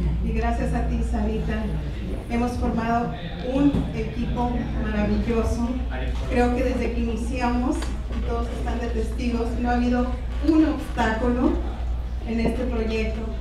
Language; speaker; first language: Spanish; early bilingual, heritage; Spanish